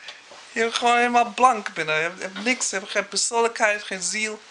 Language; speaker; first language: Dutch; non-native, fluent; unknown